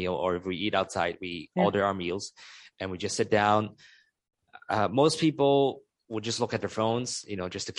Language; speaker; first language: English; non-native, local second language; Cantonese